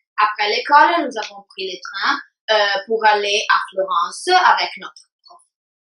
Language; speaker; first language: French; non-native, learner; Italian